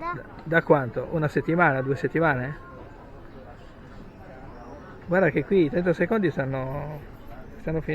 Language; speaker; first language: Italian; native; Italian